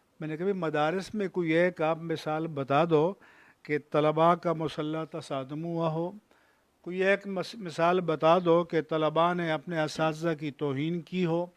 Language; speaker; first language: Urdu; non-native, local second language; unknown